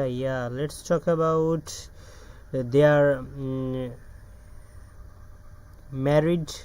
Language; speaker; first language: English; non-native, learner; Bangla